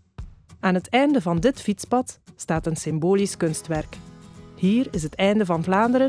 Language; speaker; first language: Dutch; native; Dutch